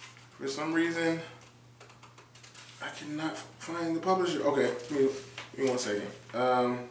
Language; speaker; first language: English; native; English